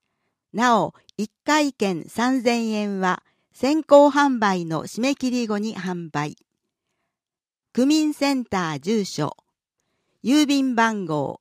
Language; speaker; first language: Japanese; native; Japanese